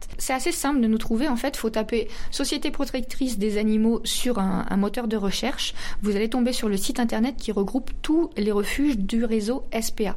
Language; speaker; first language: French; native; French